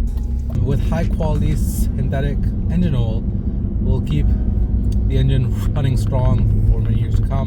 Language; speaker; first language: English; native; English